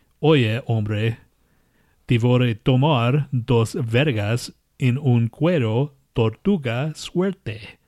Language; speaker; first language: Spanish; non-native, learner; English